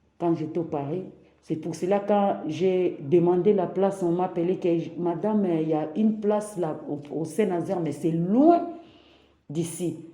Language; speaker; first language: French; non-native, local second language; Lingala